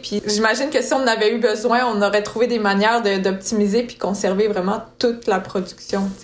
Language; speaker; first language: French; native; French